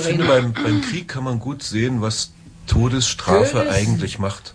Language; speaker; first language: German; native; German